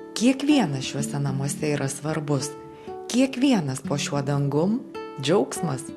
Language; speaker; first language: Lithuanian; native; Lithuanian